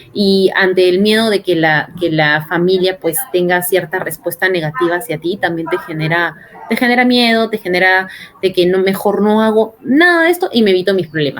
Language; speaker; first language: Spanish; native; Spanish